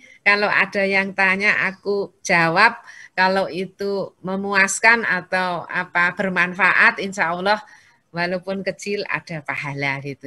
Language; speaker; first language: Indonesian; native; Indonesian